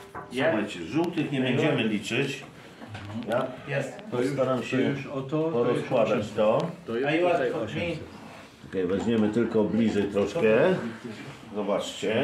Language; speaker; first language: Polish; native; Polish